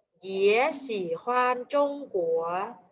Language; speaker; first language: Chinese; non-native, fluent; Thai